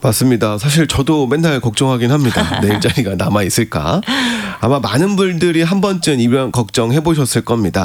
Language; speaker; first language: Korean; native; Korean